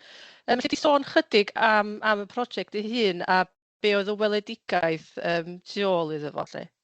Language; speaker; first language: Welsh; native; Welsh